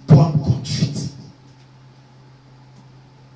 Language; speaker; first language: French; native; French